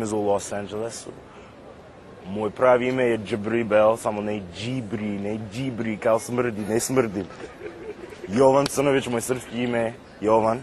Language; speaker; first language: Serbian; non-native, learner; English